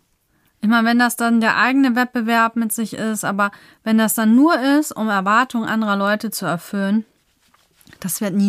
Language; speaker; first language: German; native; German